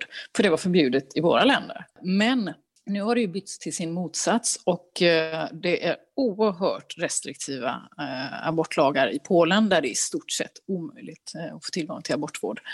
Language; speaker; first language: Swedish; native; Swedish